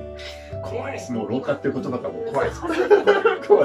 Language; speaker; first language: Japanese; native; Japanese